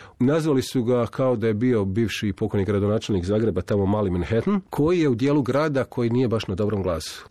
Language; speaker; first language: Croatian; native; Croatian